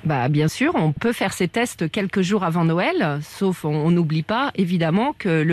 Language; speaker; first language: French; native; French